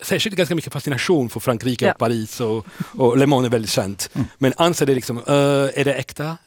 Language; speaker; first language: Swedish; non-native, fluent; Italian